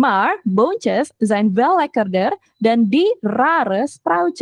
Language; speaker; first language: Dutch; non-native, fluent; Indonesian